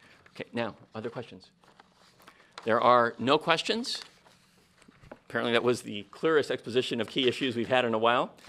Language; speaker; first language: English; native; English